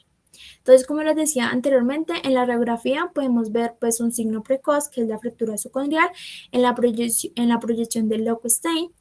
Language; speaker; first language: Spanish; native; Spanish